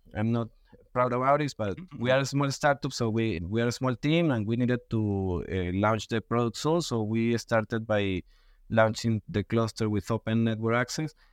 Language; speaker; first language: English; non-native, fluent; Spanish